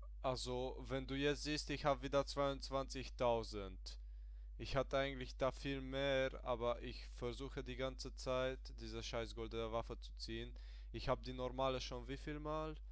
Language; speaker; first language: German; early bilingual, other home language; Hungarian